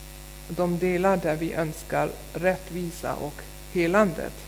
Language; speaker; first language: Swedish; non-native, fluent; German